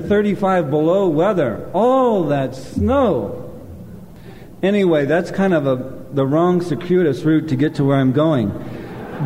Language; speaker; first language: English; native; English